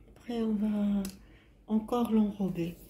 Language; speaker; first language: French; non-native, local second language; Arabic